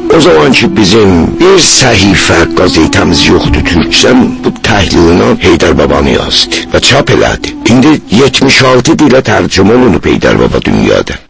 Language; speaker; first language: Azerbaijani; native; Azerbaijani